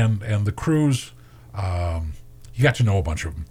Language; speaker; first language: English; native; English